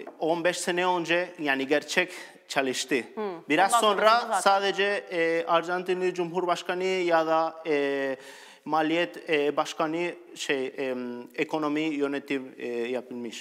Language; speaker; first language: Turkish; non-native, learner; Spanish